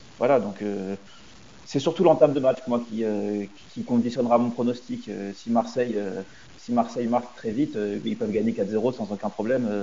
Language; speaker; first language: French; native; French